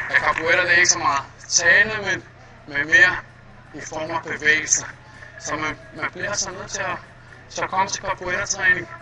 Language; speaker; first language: Danish; non-native, fluent; Portuguese